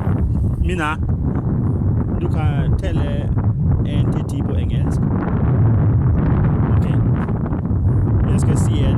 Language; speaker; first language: Norwegian; non-native, fluent; S'gaw Karen